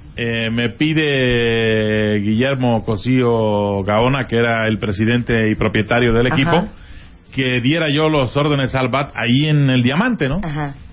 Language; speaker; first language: Spanish; native; Spanish